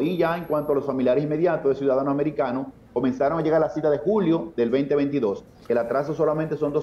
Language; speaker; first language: Spanish; native; Spanish